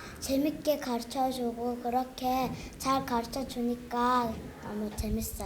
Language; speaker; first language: Korean; early bilingual, other home language; Mongolian